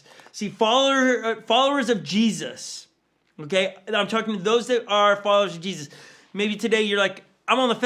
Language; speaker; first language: English; native; English